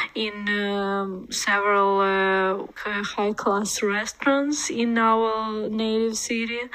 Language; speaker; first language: English; non-native, learner; Ukrainian